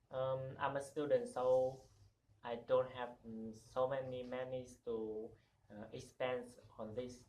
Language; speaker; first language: English; non-native, learner; Vietnamese